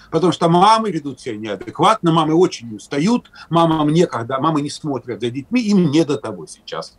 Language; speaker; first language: Russian; native; Russian